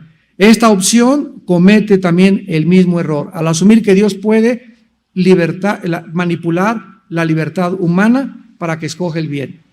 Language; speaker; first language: Spanish; native; Spanish